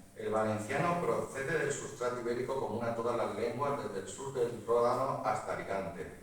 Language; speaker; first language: Spanish; non-native, local second language; Catalan